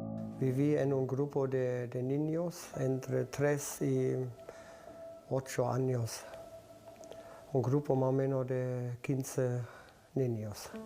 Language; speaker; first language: Spanish; early bilingual, other home language; German